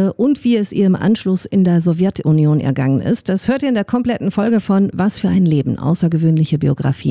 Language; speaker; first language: German; native; German